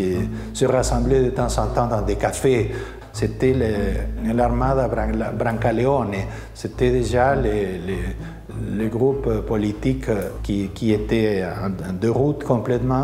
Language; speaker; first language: French; non-native, fluent; Spanish